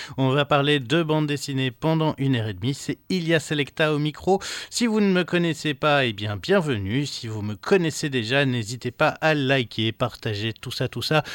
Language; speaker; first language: French; native; French